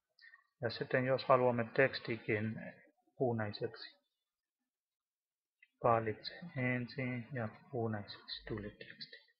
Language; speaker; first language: Finnish; non-native, learner; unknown